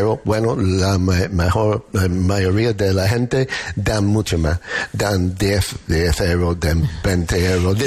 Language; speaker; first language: Spanish; non-native, fluent; English